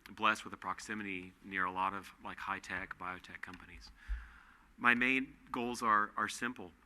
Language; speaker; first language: English; native; English